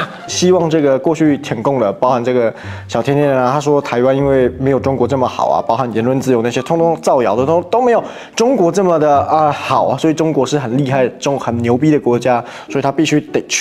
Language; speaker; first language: Chinese; native; Chinese